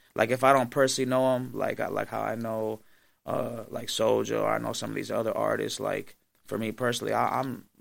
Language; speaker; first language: English; native; English